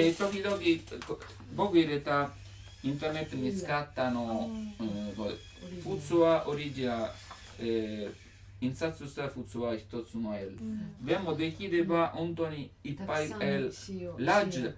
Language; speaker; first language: Japanese; non-native, learner; Italian